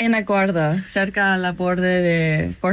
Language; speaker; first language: Spanish; non-native, learner; English